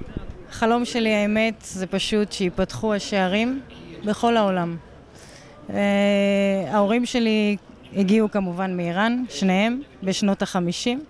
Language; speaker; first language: Hebrew; early bilingual, other home language; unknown